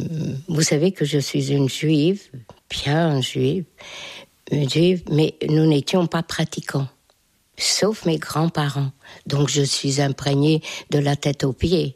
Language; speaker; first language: French; non-native, fluent; Hungarian